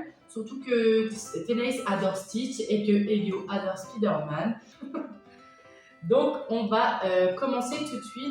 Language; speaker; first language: French; native; French